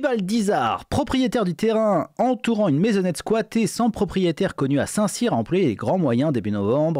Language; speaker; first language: French; native; French